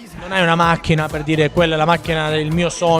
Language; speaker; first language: Italian; native; Italian